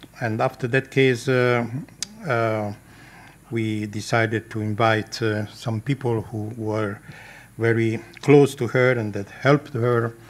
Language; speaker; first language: English; non-native, fluent; Italian